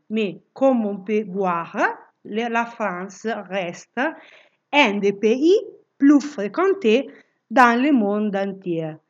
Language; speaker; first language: French; non-native, fluent; Italian